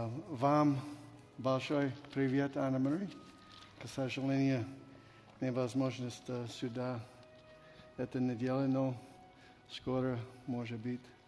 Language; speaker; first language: Russian; non-native, learner; English